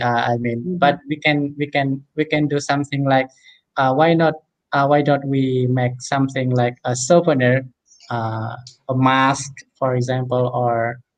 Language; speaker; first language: English; non-native, fluent; Indonesian